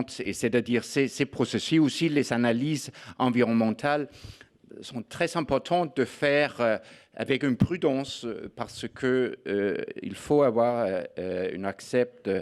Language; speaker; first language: French; non-native, fluent; Danish